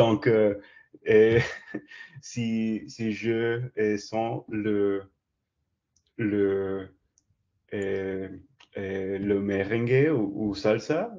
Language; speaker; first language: French; non-native, learner; English